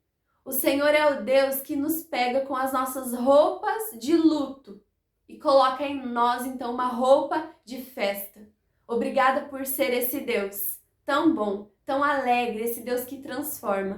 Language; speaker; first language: Portuguese; native; Portuguese